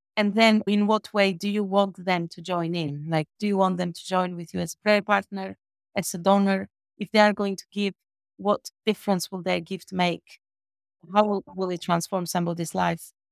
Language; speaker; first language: English; non-native, fluent; Albanian